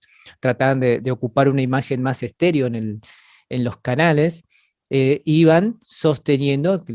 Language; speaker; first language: Spanish; native; Spanish